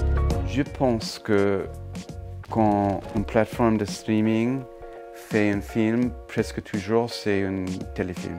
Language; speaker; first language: French; non-native, fluent; English